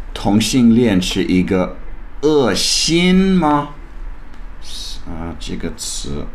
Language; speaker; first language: Chinese; non-native, learner; English